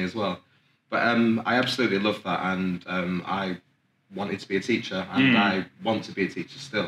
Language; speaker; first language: English; native; English